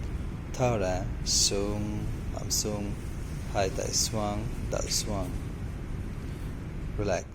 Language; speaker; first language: Vietnamese; non-native, learner; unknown